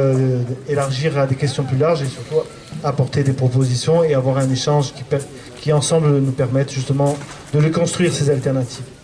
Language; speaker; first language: French; native; French